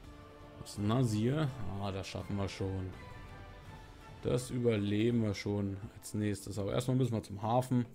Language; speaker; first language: German; native; German